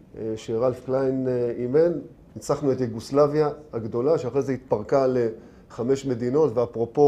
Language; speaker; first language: Hebrew; native; Hebrew